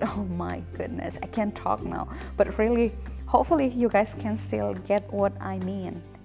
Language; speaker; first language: English; non-native, fluent; Indonesian